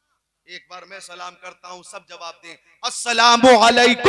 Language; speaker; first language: Urdu; native; Urdu